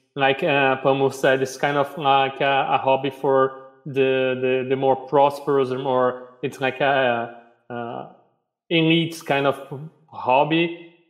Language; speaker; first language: English; non-native, fluent; Portuguese